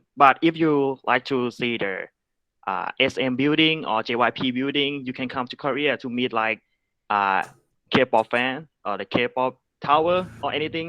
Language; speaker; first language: English; non-native, learner; Thai